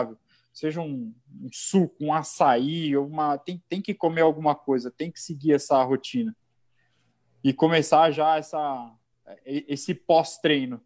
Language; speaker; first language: Portuguese; native; Portuguese